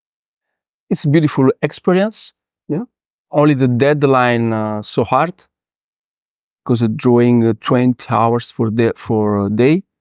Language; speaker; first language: English; non-native, learner; Italian